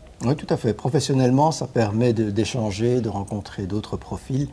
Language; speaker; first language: French; native; French